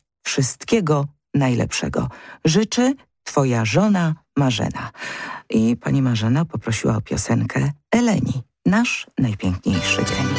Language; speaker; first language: Polish; native; Polish